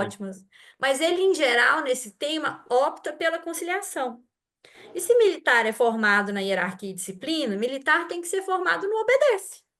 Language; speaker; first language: Portuguese; native; Portuguese